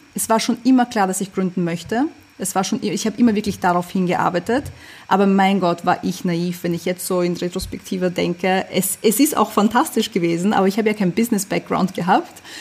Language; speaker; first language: German; early bilingual, other home language; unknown